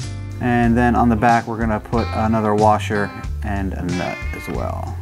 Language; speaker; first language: English; native; English